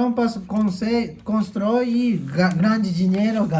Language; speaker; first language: Portuguese; non-native, learner; Japanese